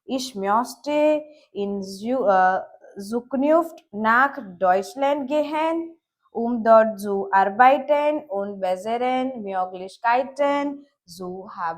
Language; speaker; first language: German; non-native, learner; Gujarati